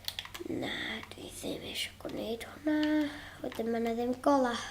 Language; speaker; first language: Welsh; non-native, local second language; English